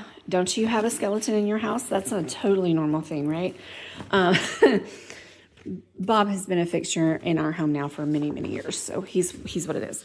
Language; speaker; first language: English; native; English